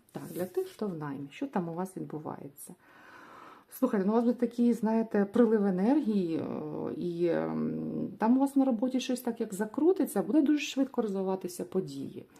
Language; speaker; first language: Ukrainian; non-native, local second language; Russian